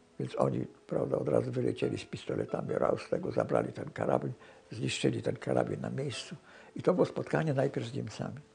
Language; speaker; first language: Polish; native; Polish